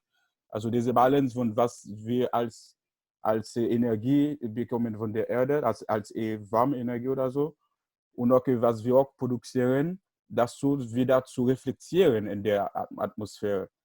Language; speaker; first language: German; non-native, learner; Haitian Creole